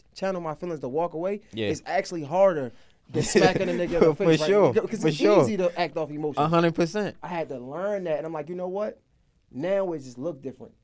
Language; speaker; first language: English; native; English